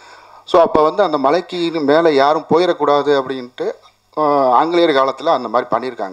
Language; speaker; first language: Tamil; native; Tamil